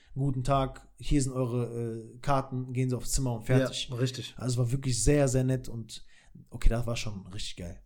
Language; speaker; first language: German; early bilingual, other home language; Albanian